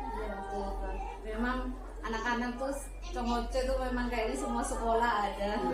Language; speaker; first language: Indonesian; non-native, local second language; Madurese